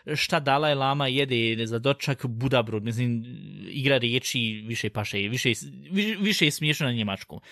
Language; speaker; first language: Bosnian; early bilingual, heritage; Bosnian